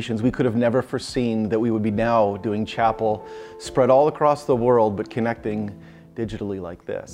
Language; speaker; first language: English; native; English